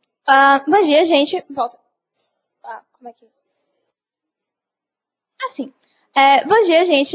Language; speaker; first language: Portuguese; native; Portuguese